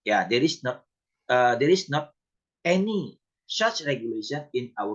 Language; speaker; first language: English; non-native, fluent; Indonesian